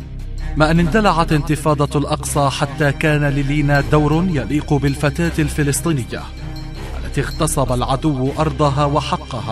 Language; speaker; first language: Arabic; native; Arabic